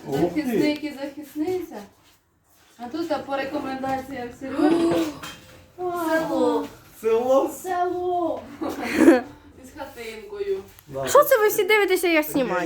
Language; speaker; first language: Ukrainian; native; Ukrainian